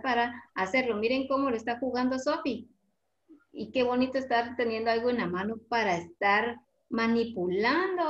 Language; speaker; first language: Spanish; native; Spanish